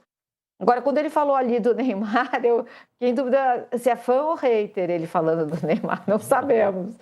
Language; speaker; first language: Portuguese; native; Portuguese